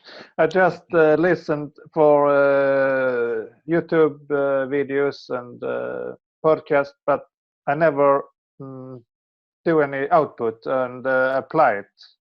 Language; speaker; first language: English; non-native, fluent; Swedish